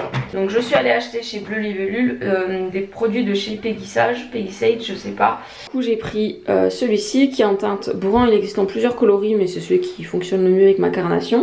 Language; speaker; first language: French; native; French